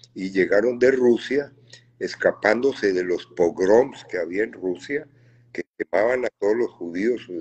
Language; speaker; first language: Spanish; native; Spanish